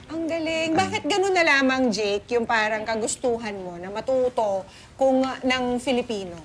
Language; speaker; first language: Filipino; native; Filipino